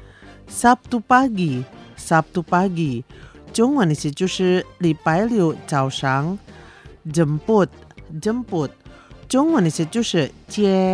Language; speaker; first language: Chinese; early bilingual, heritage; Chinese